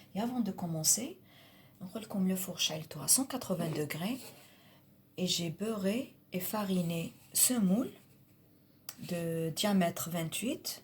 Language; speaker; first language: French; non-native, local second language; Arabic